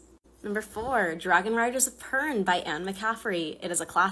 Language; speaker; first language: English; native; English